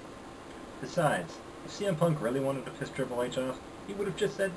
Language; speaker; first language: English; native; English